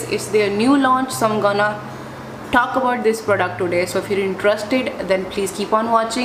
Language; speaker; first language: English; non-native, local second language; Hindi